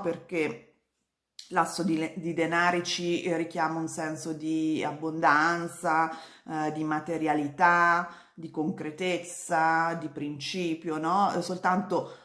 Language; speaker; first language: Italian; native; Italian